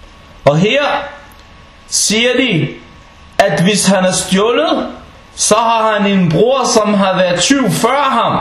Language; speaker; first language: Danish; non-native, fluent; Arabic